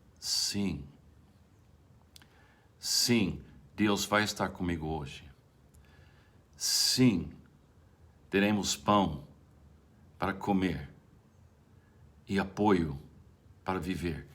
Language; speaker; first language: Portuguese; non-native, fluent; English